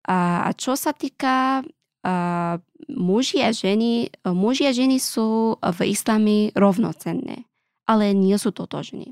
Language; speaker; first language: Slovak; non-native, learner; Pashto